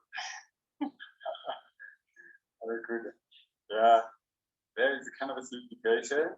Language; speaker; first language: English; non-native, learner; Chinese